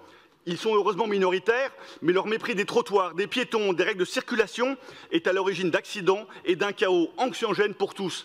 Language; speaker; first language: French; native; French